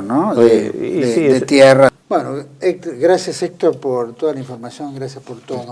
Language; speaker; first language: Spanish; native; Spanish